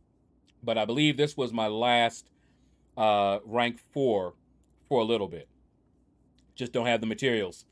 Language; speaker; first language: English; native; English